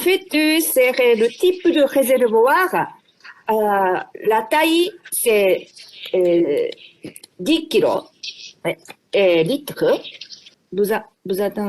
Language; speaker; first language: French; non-native, fluent; Japanese